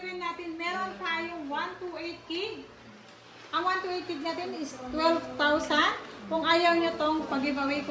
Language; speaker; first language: Filipino; native; Filipino